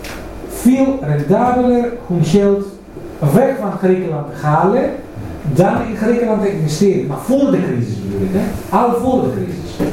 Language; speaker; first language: Dutch; non-native, fluent; Greek